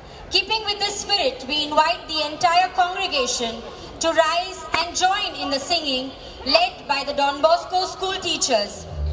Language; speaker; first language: English; non-native, local second language; Marathi